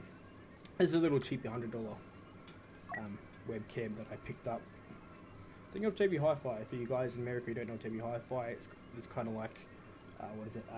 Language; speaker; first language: English; native; English